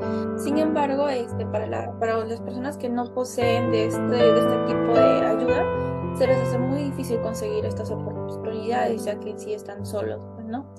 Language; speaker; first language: Spanish; native; Spanish